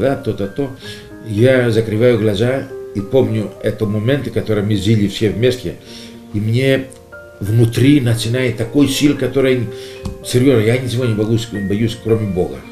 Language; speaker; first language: Russian; non-native, learner; Greek